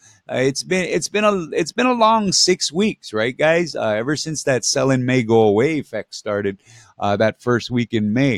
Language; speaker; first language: English; native; English